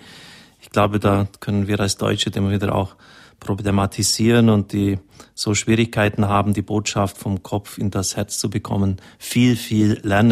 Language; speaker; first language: German; native; German